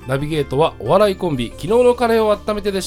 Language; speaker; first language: Japanese; native; Japanese